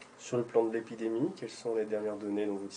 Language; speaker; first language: French; native; French